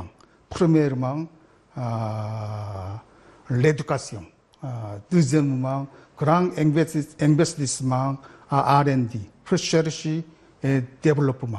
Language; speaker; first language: French; non-native, learner; Korean